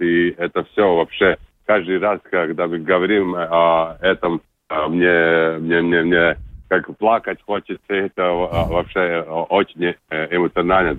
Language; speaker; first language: Russian; non-native, local second language; Latvian